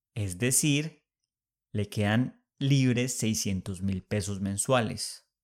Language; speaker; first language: Spanish; native; Spanish